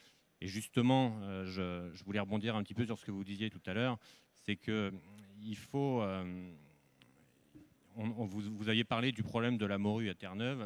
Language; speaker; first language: French; native; French